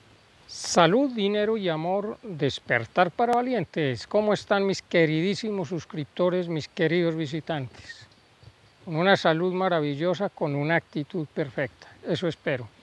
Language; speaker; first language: Spanish; native; Spanish